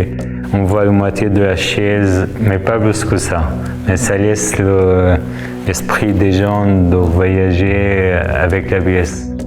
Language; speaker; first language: French; non-native, fluent; Arabic